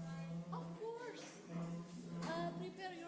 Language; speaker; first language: English; non-native, learner; Indonesian